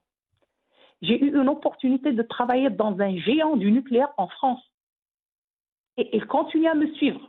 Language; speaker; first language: French; non-native, local second language; Arabic